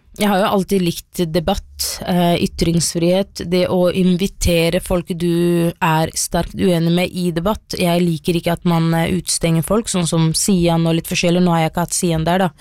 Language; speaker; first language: Norwegian; early bilingual, other home language; Somali